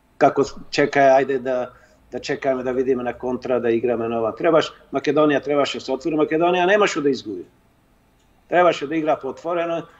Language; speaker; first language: Macedonian; native; Macedonian